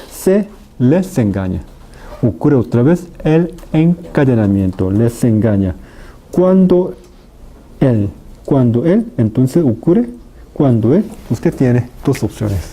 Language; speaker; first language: Spanish; non-native, fluent; Korean